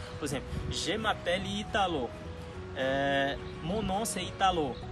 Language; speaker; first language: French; non-native, learner; Portuguese